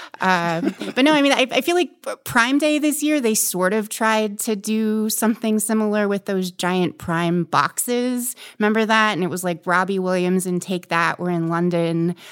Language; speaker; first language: English; native; English